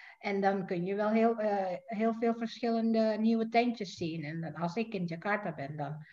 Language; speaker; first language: Dutch; non-native, fluent; Indonesian